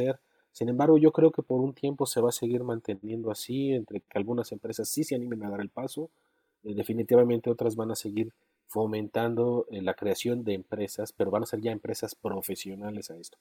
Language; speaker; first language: Spanish; native; Spanish